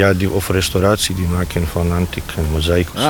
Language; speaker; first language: Dutch; non-native, learner; Bosnian